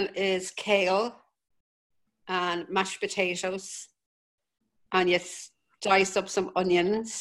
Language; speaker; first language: English; native; English